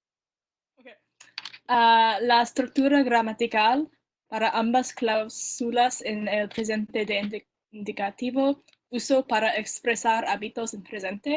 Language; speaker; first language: Spanish; non-native, learner; English